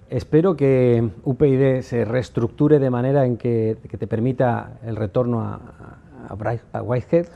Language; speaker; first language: Spanish; native; Spanish